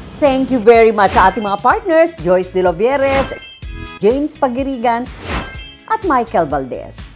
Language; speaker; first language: Filipino; native; Filipino